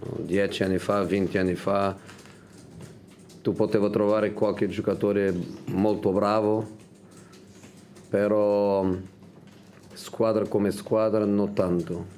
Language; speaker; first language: Italian; non-native, fluent; Portuguese